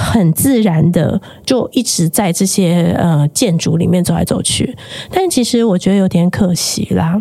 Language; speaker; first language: Chinese; native; Chinese